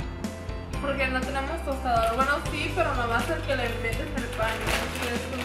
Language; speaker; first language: Spanish; early bilingual, other home language; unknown